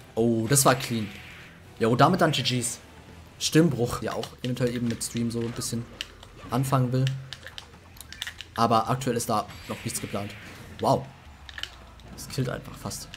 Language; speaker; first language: German; native; German